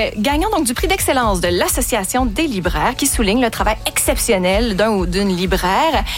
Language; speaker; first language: French; native; French